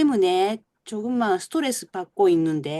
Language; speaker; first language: Korean; non-native, learner; Japanese